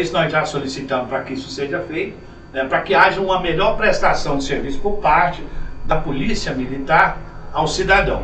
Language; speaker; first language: Portuguese; native; Portuguese